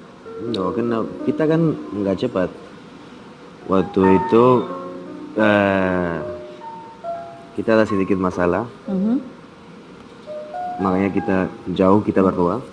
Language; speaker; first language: Indonesian; non-native, fluent; Spanish